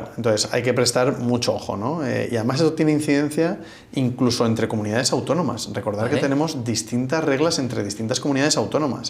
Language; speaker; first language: Spanish; native; Spanish